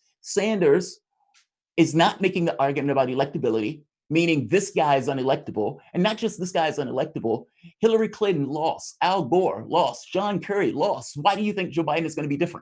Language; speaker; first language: English; native; English